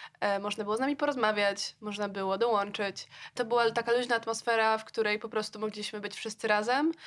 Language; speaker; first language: Polish; native; Polish